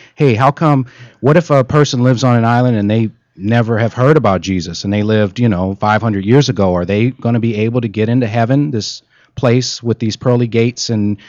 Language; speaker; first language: English; native; English